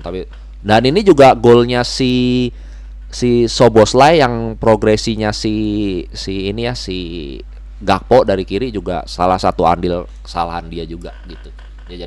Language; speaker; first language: Indonesian; native; Indonesian